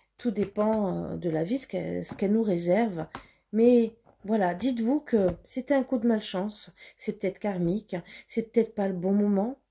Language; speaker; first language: French; native; French